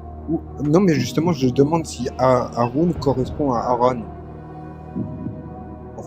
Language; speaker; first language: French; native; French